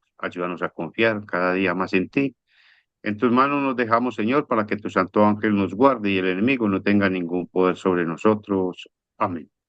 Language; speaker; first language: Spanish; native; Spanish